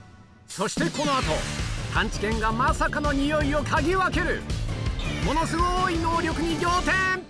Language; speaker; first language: Japanese; native; Japanese